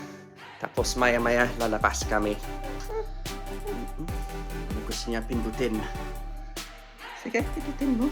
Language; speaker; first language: Filipino; non-native, learner; English